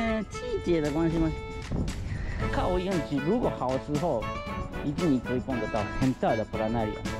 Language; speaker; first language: Chinese; non-native, learner; Japanese